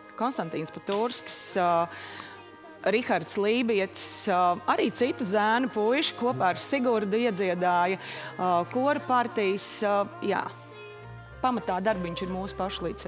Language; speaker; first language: Latvian; native; Latvian